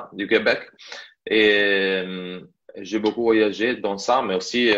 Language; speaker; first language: French; non-native, fluent; Italian